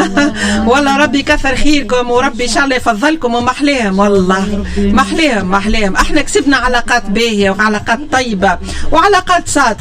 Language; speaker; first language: Arabic; native; Arabic